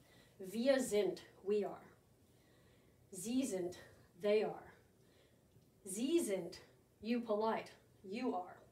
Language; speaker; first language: German; non-native, fluent; English